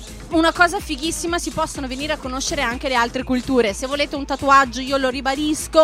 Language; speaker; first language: Italian; native; Italian